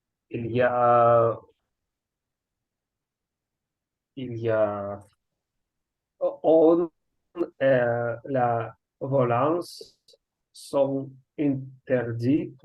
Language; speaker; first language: French; non-native, learner; Russian